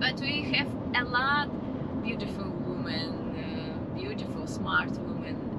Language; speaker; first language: English; non-native, learner; Russian